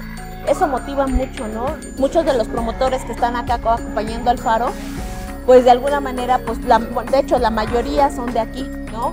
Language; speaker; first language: Spanish; native; Spanish